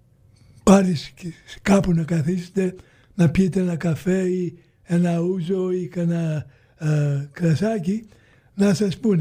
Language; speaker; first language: Greek; early bilingual, other home language; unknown